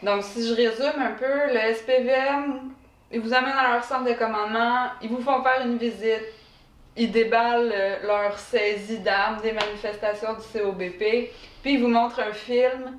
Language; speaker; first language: French; native; French